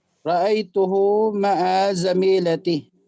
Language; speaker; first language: Arabic; non-native, learner; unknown